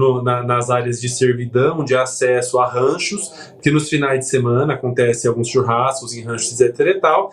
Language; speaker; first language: Portuguese; native; Portuguese